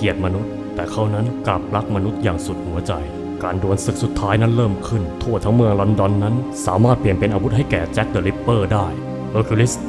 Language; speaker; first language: Thai; native; Thai